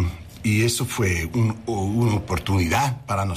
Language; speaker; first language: Spanish; non-native, learner; English